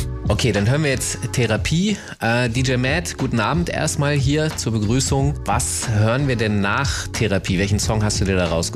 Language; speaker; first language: German; native; German